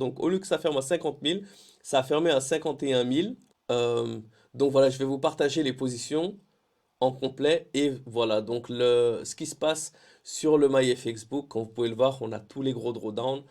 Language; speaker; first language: French; native; French